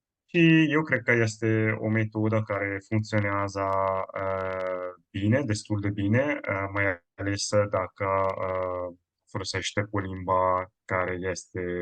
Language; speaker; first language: Romanian; non-native, fluent; Italian